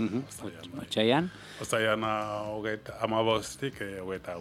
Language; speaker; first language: Basque; non-native, learner; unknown